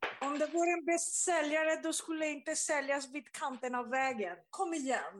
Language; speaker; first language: Swedish; non-native, fluent; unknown